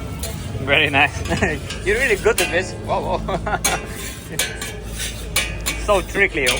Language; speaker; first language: English; non-native, fluent; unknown